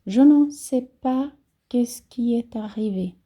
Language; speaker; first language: French; non-native, fluent; Portuguese